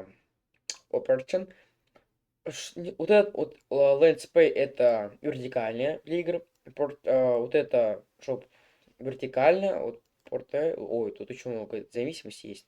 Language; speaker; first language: Russian; native; Russian